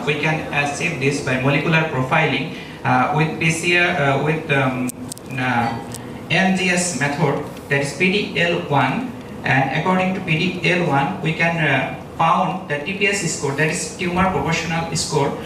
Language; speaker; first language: English; non-native, local second language; Bangla